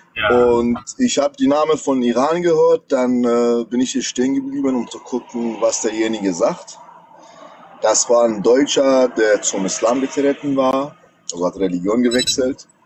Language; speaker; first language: German; non-native, fluent; Persian